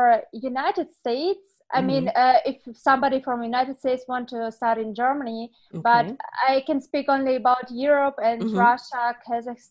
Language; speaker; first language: English; non-native, fluent; Ukrainian